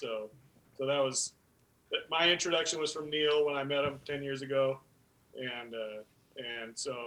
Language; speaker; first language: English; native; English